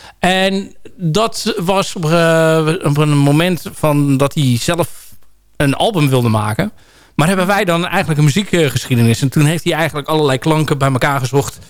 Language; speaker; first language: Dutch; native; Dutch